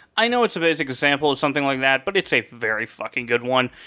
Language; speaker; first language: English; native; English